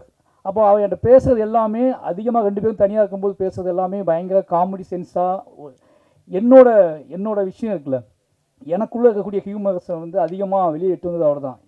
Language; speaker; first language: Tamil; native; Tamil